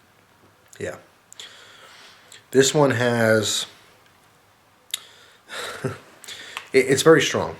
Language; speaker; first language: English; native; English